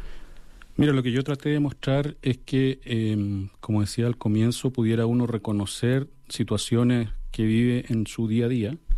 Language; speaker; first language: Spanish; native; Spanish